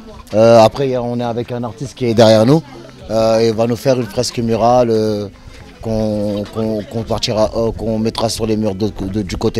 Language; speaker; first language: French; native; French